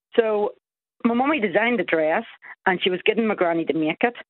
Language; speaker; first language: English; native; English